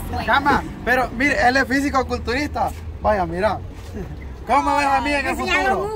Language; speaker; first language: Spanish; native; Spanish